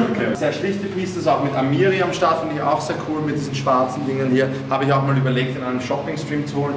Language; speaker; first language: German; native; German